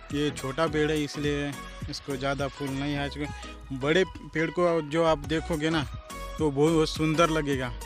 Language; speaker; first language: Hindi; non-native, local second language; Marathi